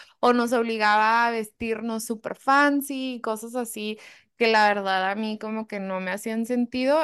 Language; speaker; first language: Spanish; early bilingual, heritage; Spanish